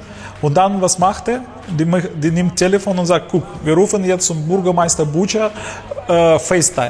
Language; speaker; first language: German; non-native, learner; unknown